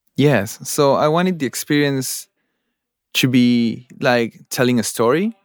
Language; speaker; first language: English; non-native, fluent; Spanish